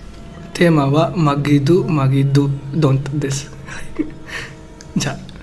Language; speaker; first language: Japanese; non-native, learner; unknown